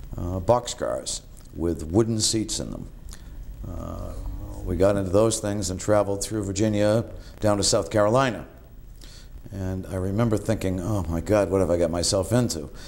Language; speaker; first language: English; native; English